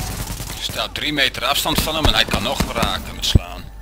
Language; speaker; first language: Dutch; native; Dutch